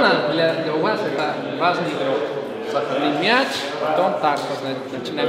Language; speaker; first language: Russian; non-native, learner; Spanish